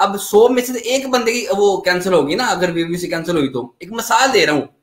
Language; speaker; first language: Urdu; non-native, local second language; Punjabi